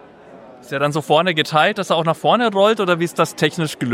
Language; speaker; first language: German; native; German